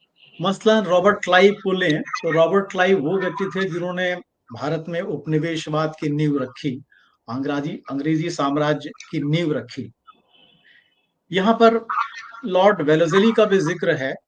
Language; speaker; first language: Hindi; native; Hindi